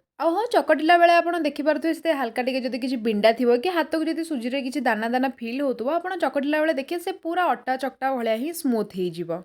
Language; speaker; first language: Odia; native; Odia